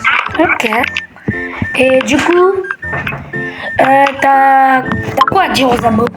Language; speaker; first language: French; native; French